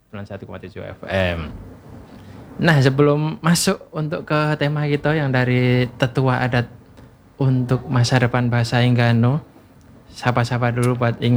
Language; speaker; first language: Indonesian; non-native, local second language; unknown